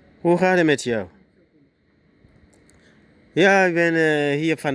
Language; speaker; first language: Dutch; non-native, learner; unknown